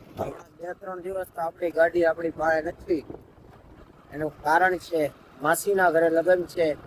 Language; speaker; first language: Gujarati; native; Gujarati